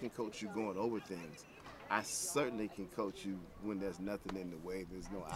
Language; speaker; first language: English; native; English